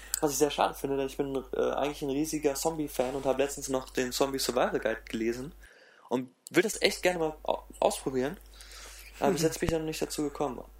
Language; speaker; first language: German; native; German